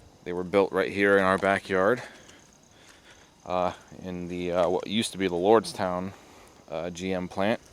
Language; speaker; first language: English; native; English